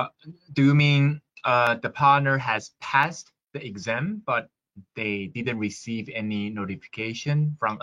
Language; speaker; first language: English; non-native, fluent; Chinese